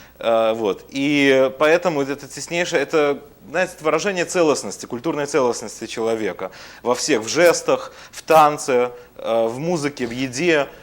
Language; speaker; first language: Russian; native; Russian